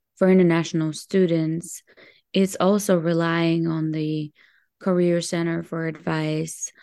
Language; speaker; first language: English; early bilingual, other home language; Hebrew